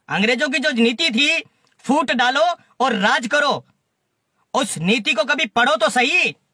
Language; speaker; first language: Hindi; native; Hindi